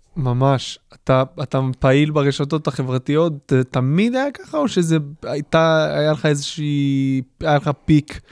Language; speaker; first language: Hebrew; native; Hebrew